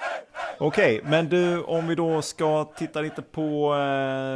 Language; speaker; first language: Swedish; native; Swedish